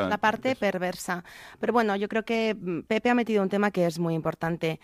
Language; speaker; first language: Spanish; native; Spanish